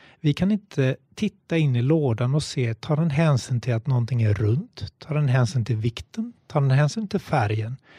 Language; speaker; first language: Swedish; native; Swedish